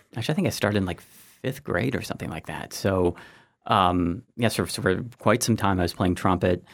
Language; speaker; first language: English; native; English